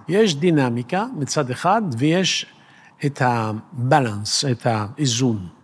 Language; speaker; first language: Hebrew; native; Hebrew